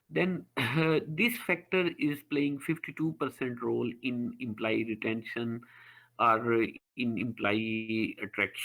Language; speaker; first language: English; non-native, local second language; Urdu